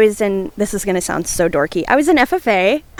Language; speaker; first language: English; native; English